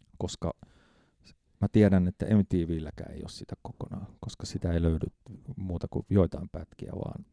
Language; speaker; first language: Finnish; native; Finnish